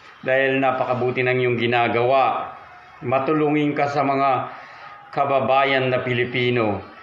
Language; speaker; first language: Filipino; native; Filipino